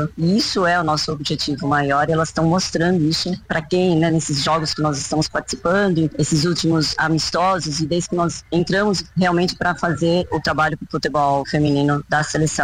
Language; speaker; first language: Portuguese; native; Portuguese